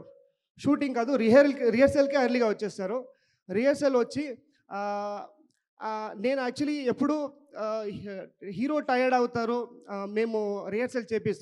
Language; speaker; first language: Telugu; non-native, local second language; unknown